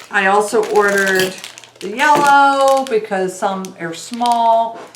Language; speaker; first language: English; native; English